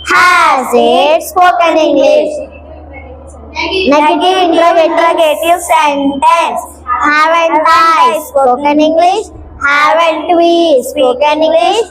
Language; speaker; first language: English; non-native, learner; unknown